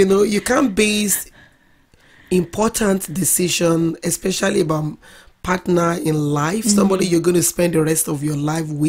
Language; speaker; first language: English; non-native, local second language; Yoruba